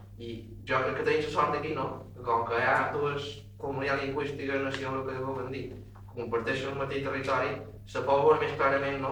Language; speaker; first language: Catalan; non-native, fluent; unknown